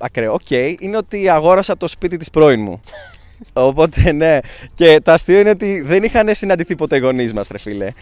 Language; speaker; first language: Greek; early bilingual, other home language; Albanian